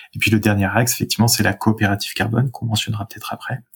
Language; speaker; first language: French; native; French